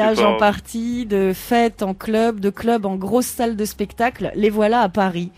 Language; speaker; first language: French; native; French